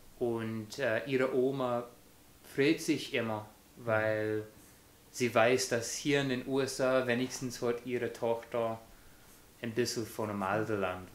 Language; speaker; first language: German; non-native, fluent; English